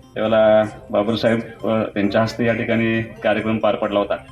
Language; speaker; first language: Marathi; non-native, local second language; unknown